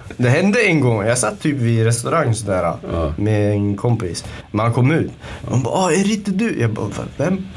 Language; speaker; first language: Swedish; early bilingual, other home language; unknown